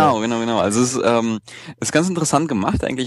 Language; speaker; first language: German; native; German